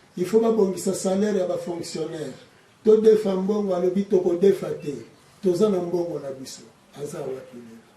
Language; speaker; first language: Lingala; non-native, local second language; Kongo